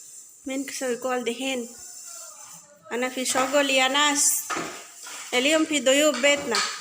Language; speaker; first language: Arabic; non-native, learner; Bangla